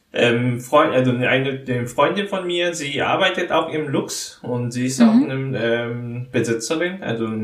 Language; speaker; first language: German; non-native, learner; Korean